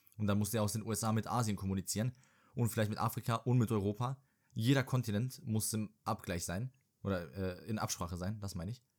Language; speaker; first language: German; early bilingual, other home language; Serbian